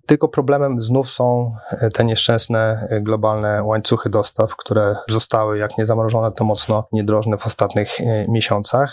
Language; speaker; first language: Polish; native; Polish